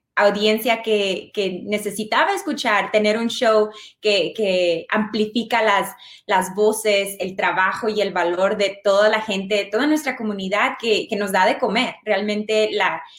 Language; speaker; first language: Spanish; early bilingual, other home language; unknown